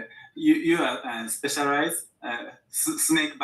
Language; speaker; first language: English; non-native, learner; Japanese